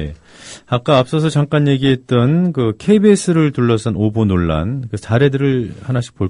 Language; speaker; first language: Korean; native; Korean